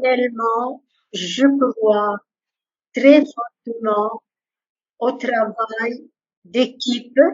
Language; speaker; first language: French; non-native, local second language; Arabic